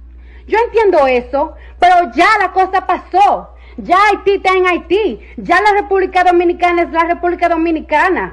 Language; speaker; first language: Spanish; early bilingual, heritage; Spanish